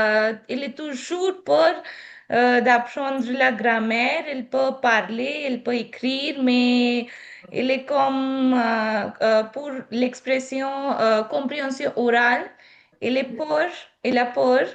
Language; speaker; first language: French; non-native, learner; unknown